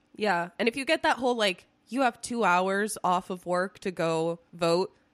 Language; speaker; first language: English; early bilingual, other home language; Spanish